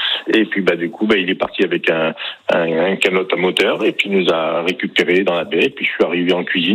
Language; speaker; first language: French; native; French